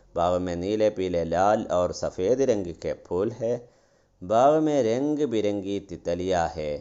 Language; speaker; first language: Hindi; non-native, local second language; Malayalam